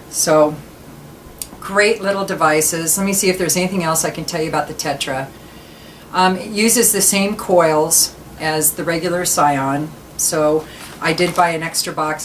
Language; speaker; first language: English; native; English